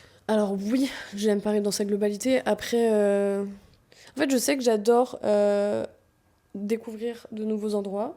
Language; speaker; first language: French; native; French